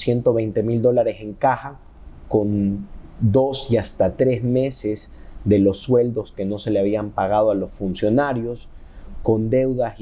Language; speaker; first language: Spanish; native; Spanish